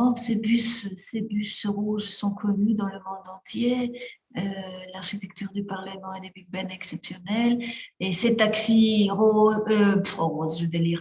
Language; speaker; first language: French; non-native, fluent; Spanish